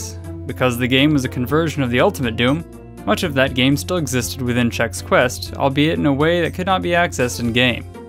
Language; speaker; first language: English; native; English